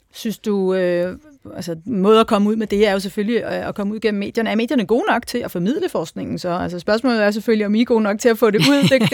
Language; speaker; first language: Danish; native; Danish